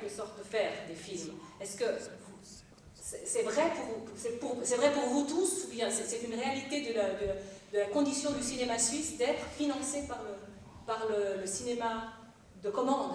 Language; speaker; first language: French; native; French